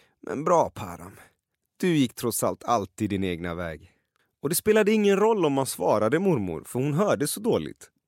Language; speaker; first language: Swedish; early bilingual, other home language; Persian